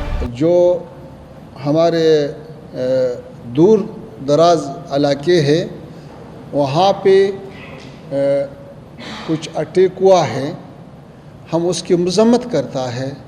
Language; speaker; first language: Hindi; non-native, fluent; Pashto